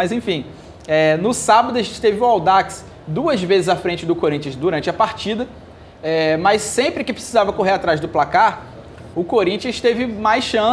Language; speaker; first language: Portuguese; native; Portuguese